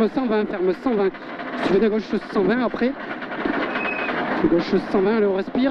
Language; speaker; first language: French; native; French